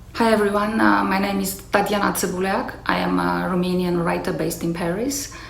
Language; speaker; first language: English; non-native, fluent; Romanian